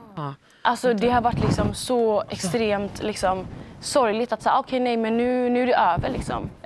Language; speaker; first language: Swedish; early bilingual, other home language; Somali